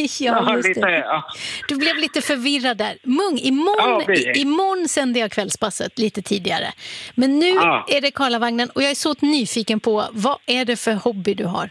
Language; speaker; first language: Swedish; native; Swedish